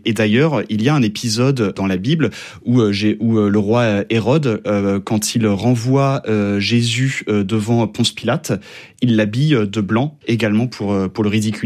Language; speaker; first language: French; native; French